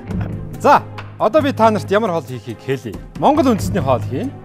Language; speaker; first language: Mongolian; native; Mongolian